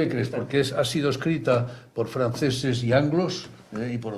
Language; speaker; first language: Spanish; native; Spanish